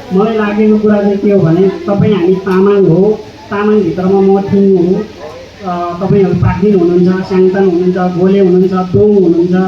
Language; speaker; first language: Nepali; non-native, local second language; Eastern Tamang